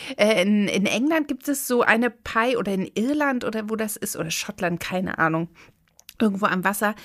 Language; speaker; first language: German; native; German